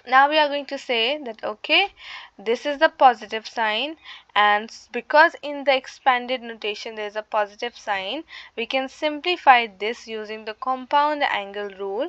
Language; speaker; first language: English; non-native, local second language; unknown